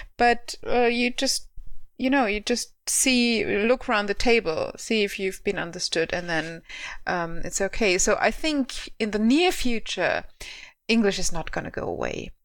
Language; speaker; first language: English; non-native, fluent; German